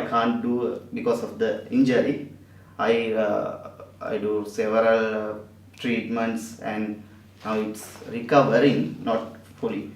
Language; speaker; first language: English; non-native, local second language; Sinhala